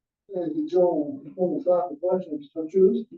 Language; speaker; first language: English; native; English